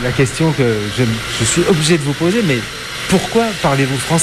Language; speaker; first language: French; native; French